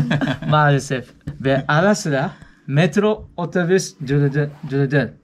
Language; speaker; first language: Turkish; non-native, learner; Japanese